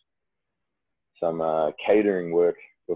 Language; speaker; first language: English; native; English